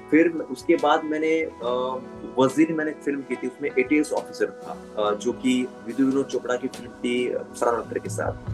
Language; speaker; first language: Hindi; non-native, local second language; Marathi